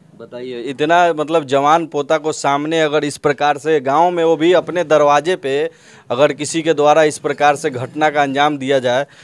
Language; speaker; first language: Hindi; native; Hindi